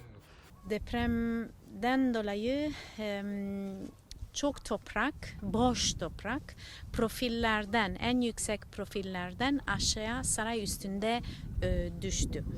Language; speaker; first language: Turkish; non-native, learner; Italian